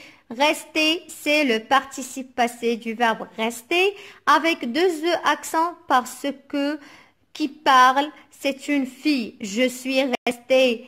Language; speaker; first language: French; non-native, local second language; Arabic